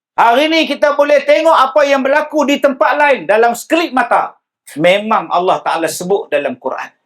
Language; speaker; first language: Malay; native; Malay